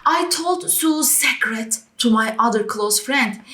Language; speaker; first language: English; non-native, fluent; Turkish